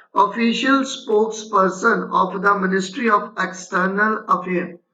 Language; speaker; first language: English; non-native, local second language; Punjabi